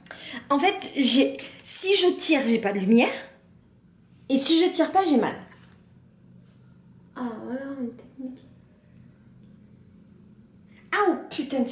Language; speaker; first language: French; native; French